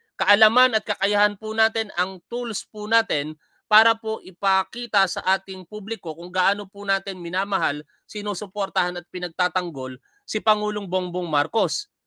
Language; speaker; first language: Filipino; native; Filipino